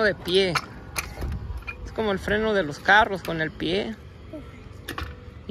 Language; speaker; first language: Spanish; native; Spanish